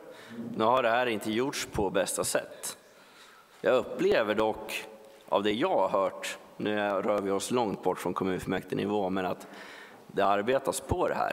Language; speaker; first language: Swedish; native; Swedish